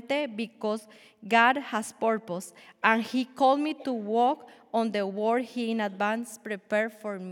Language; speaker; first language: English; non-native, fluent; Spanish